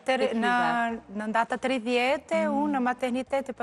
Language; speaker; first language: Albanian; non-native, learner; Portuguese